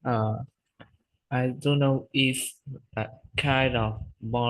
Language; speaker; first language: English; non-native, learner; Vietnamese